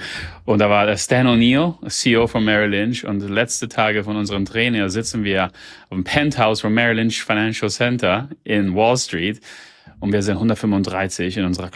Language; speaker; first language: German; early bilingual, heritage; German